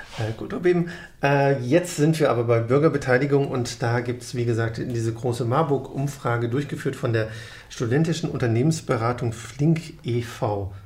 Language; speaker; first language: German; native; German